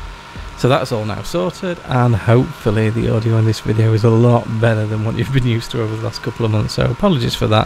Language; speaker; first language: English; native; English